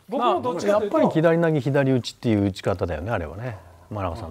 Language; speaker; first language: Japanese; native; Japanese